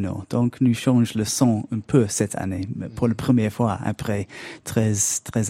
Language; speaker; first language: French; non-native, learner; English